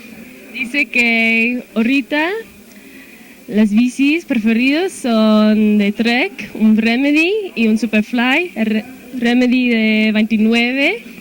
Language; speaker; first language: Spanish; non-native, fluent; English